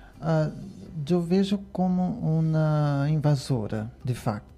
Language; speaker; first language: Spanish; non-native, learner; Portuguese